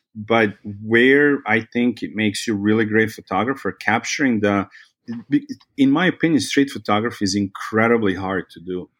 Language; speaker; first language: English; non-native, fluent; Serbian